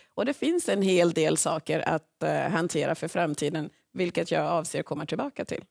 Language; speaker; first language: Swedish; early bilingual, other home language; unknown